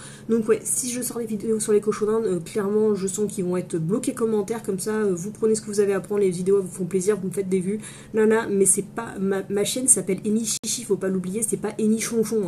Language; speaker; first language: French; native; French